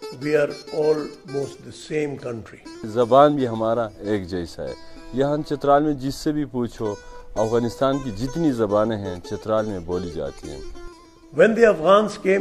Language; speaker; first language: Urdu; non-native, local second language; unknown